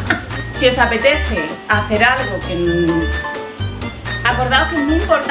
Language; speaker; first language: Spanish; native; Spanish